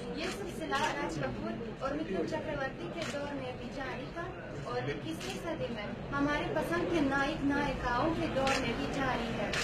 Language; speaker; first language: Hindi; non-native, learner; Turkmen